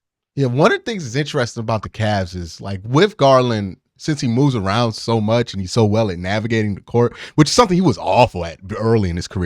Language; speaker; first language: English; native; English